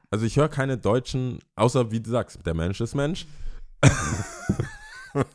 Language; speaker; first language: German; early bilingual, other home language; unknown